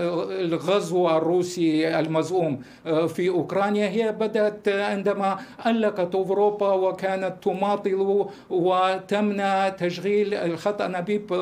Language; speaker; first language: Arabic; non-native, fluent; Russian